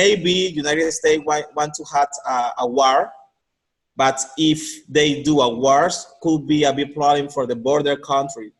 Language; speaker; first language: English; non-native, learner; Spanish